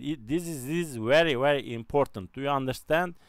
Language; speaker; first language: English; non-native, learner; Turkish